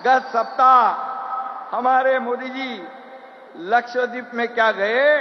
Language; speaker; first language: Hindi; non-native, local second language; Marathi